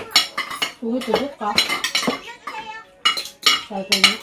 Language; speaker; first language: Korean; non-native, fluent; Filipino